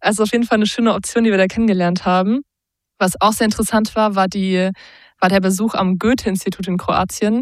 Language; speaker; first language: German; native; German